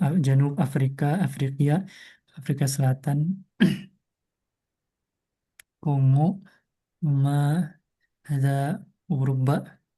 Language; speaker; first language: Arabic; non-native, fluent; Indonesian